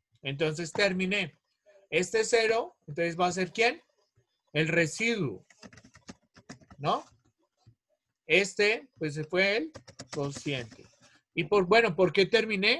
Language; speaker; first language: Spanish; native; Spanish